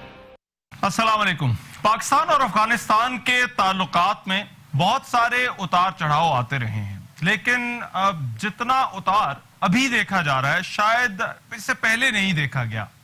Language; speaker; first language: Urdu; native; Urdu